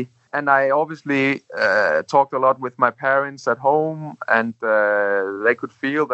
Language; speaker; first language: English; non-native, fluent; Danish